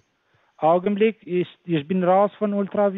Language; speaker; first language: German; non-native, fluent; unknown